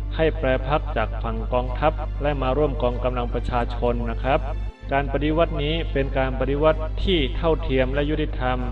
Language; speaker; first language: Thai; non-native, fluent; Burmese